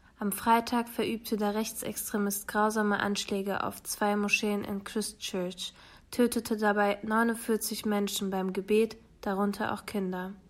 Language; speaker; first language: German; early bilingual, other home language; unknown